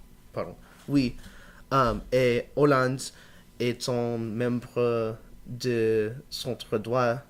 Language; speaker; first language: French; non-native, learner; English